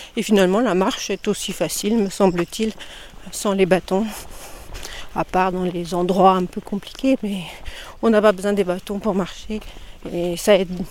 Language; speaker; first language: French; native; French